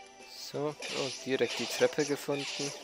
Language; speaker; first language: German; native; German